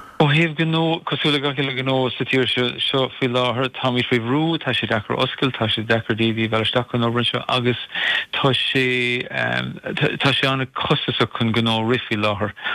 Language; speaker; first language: Irish; non-native, local second language; English